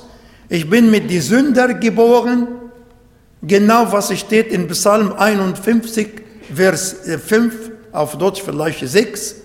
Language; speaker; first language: German; non-native, learner; Arabic